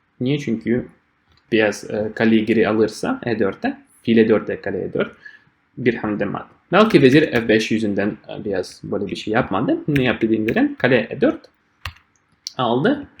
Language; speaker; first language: Turkish; non-native, fluent; Russian